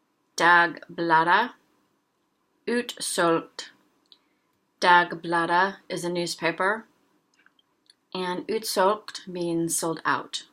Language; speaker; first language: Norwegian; non-native, learner; English